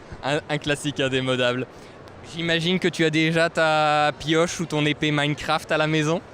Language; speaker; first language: French; native; French